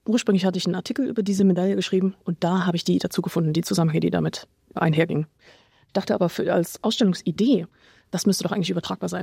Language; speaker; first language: German; native; German